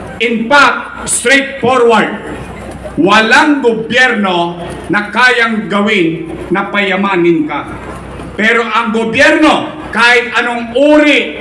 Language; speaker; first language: Filipino; native; Filipino